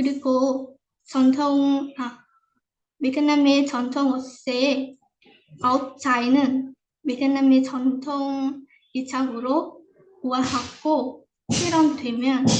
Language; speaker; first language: Korean; non-native, fluent; Vietnamese